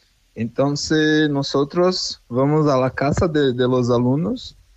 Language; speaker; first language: Spanish; non-native, fluent; Portuguese